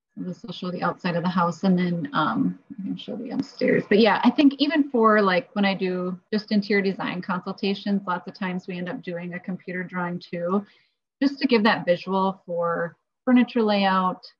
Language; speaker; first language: English; native; English